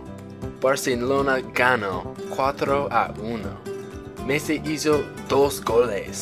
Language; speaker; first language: Spanish; non-native, learner; English